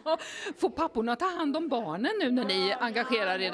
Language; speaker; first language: Swedish; native; Swedish